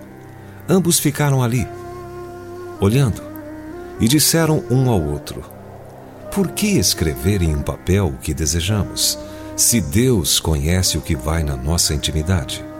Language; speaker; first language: Portuguese; native; Portuguese